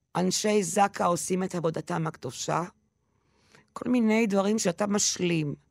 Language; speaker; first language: Hebrew; non-native, local second language; French